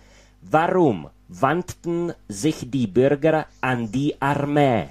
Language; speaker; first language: German; non-native, fluent; Czech